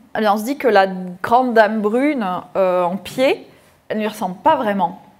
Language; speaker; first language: French; native; French